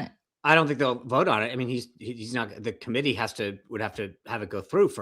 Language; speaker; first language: English; native; English